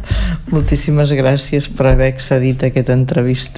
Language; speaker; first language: Catalan; native; Catalan